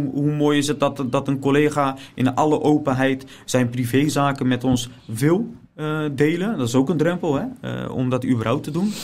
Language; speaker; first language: Dutch; native; Dutch